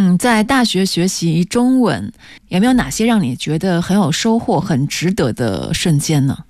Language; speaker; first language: Chinese; native; Chinese